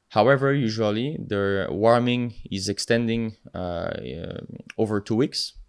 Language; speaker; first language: English; non-native, fluent; French